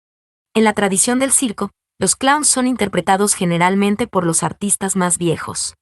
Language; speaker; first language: Spanish; native; Spanish